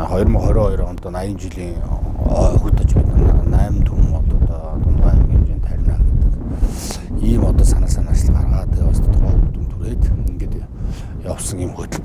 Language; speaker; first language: Mongolian; native; Mongolian